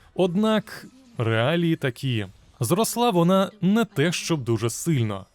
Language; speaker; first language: Ukrainian; non-native, local second language; Russian